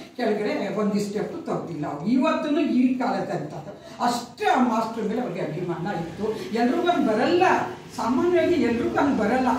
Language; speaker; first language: Kannada; non-native, local second language; Urdu